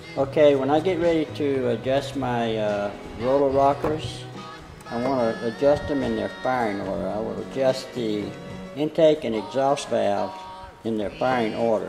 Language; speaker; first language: English; native; English